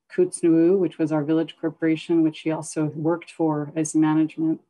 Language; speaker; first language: English; native; English